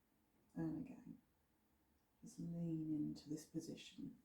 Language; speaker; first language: English; native; English